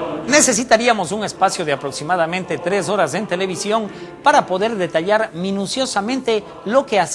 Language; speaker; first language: Spanish; native; Spanish